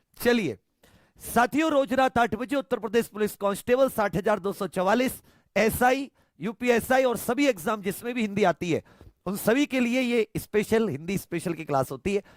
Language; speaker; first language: Hindi; native; Hindi